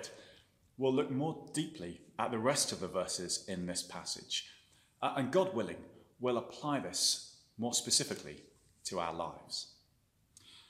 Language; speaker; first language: English; native; English